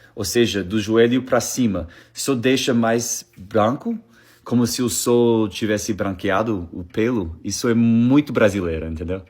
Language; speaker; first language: Portuguese; non-native, fluent; English